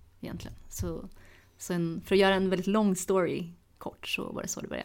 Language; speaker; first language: Swedish; early bilingual, other home language; Tigrinya